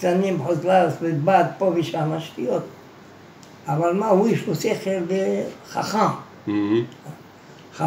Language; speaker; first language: Hebrew; non-native, fluent; Arabic